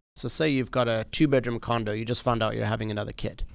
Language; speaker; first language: English; native; English